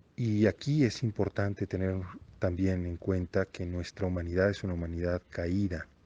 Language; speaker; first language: Spanish; non-native, fluent; Italian